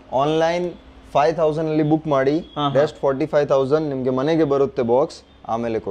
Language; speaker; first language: Kannada; non-native, local second language; Hindi